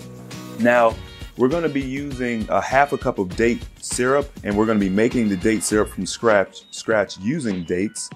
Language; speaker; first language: English; native; English